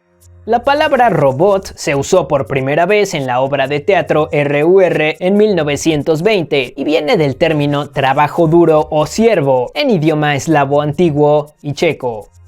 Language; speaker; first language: Spanish; native; Spanish